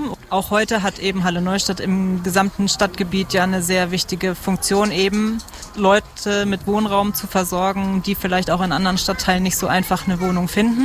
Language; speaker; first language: German; native; German